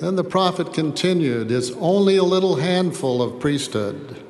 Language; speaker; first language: English; native; English